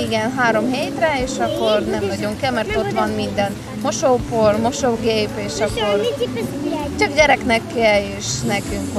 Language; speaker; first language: Hungarian; non-native, local second language; Ukrainian